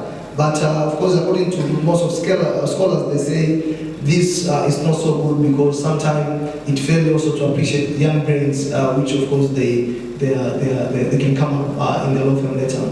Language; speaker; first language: English; non-native, local second language; Swahili